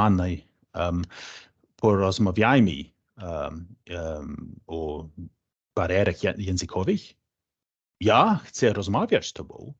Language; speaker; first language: Polish; non-native, fluent; English